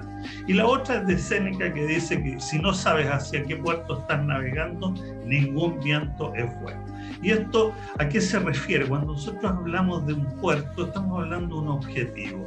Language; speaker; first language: Spanish; native; Spanish